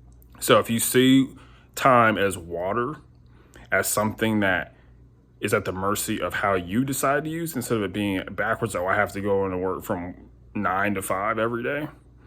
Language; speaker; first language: English; native; English